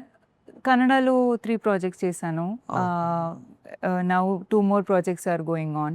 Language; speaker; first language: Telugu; non-native, learner; Kannada